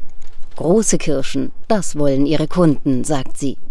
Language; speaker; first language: German; native; German